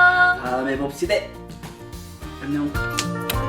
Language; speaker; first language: Korean; non-native, learner; English